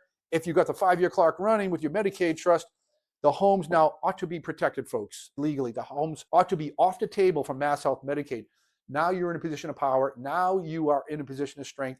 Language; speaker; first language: English; native; English